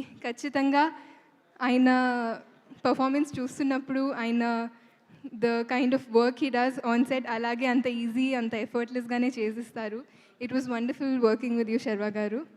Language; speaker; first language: Telugu; non-native, fluent; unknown